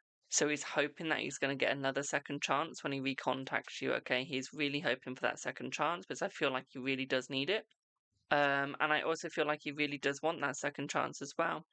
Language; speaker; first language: English; native; English